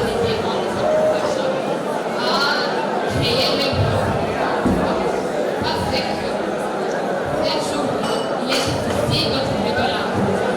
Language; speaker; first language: French; non-native, local second language; Rundi